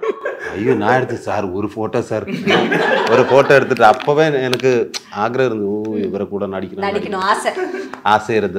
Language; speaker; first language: Tamil; non-native, learner; Malayalam